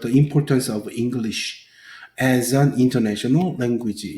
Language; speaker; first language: English; non-native, fluent; Korean